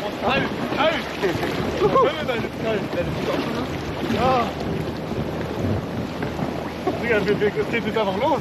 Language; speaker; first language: German; native; German